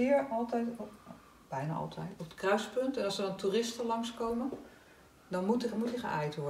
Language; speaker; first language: Dutch; native; Dutch